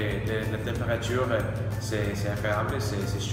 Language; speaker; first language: French; non-native, learner; Spanish